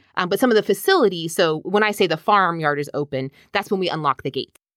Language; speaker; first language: English; native; English